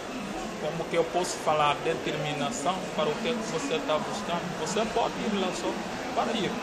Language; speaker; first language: Portuguese; non-native, local second language; Upper Guinea Crioulo